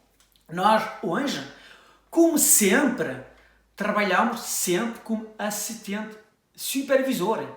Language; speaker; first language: Portuguese; early bilingual, heritage; French